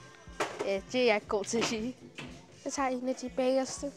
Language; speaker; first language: Danish; early bilingual, other home language; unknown